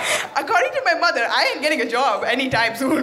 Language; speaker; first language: English; non-native, fluent; Malayalam